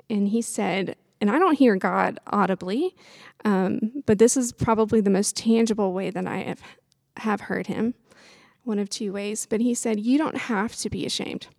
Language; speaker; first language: English; native; English